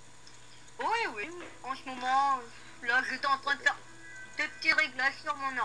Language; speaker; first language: French; native; French